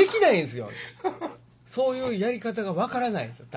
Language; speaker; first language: Japanese; native; Japanese